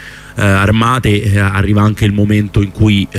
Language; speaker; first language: Italian; native; Italian